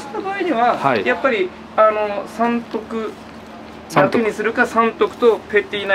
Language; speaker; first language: Japanese; native; Japanese